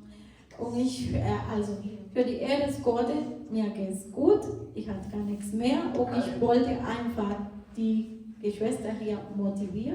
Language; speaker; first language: German; non-native, fluent; Portuguese